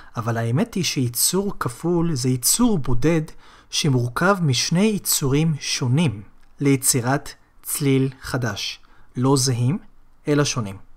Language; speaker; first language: Hebrew; native; Hebrew